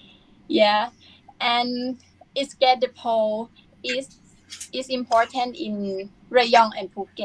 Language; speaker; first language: English; non-native, learner; Thai